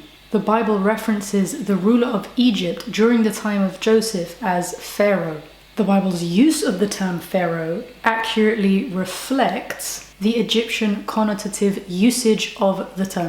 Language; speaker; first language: English; native; English